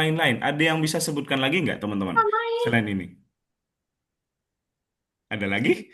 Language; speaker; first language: Indonesian; native; Indonesian